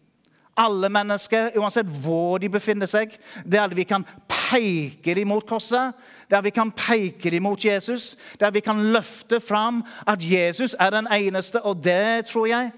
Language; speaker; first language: Norwegian; non-native, fluent; English